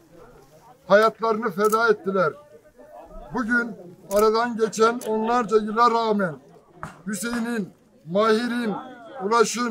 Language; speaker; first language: Turkish; native; Turkish